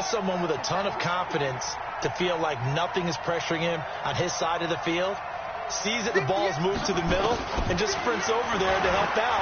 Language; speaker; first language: English; native; English